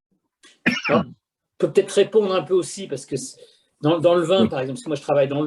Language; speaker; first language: French; native; French